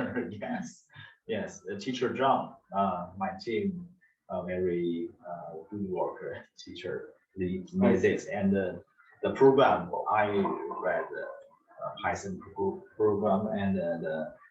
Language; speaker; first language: English; non-native, learner; Chinese